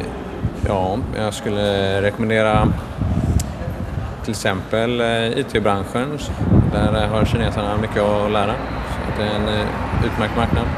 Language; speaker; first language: Swedish; native; Swedish